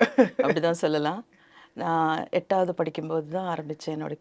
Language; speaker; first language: Tamil; non-native, local second language; Telugu